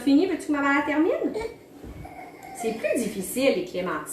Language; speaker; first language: French; native; French